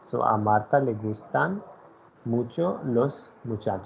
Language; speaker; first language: Spanish; non-native, fluent; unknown